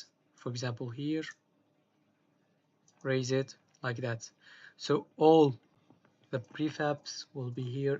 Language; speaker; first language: English; non-native, fluent; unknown